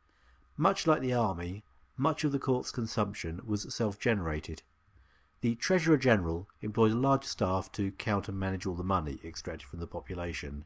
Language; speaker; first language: English; native; English